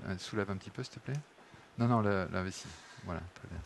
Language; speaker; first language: French; native; French